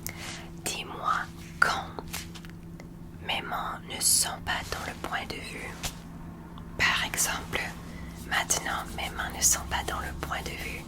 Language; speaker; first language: French; non-native, learner; English